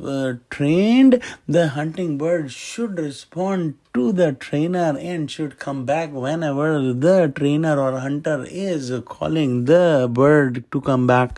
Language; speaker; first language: English; non-native, local second language; Urdu